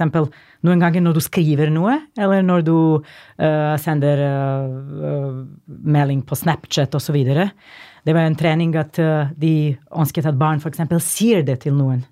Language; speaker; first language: Norwegian; non-native, fluent; Serbian